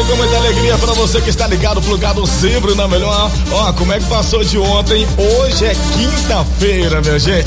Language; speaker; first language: Portuguese; native; Portuguese